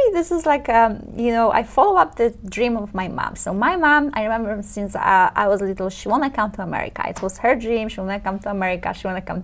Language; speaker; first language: English; non-native, fluent; Polish